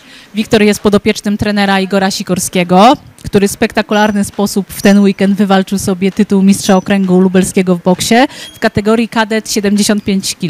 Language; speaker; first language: Polish; native; Polish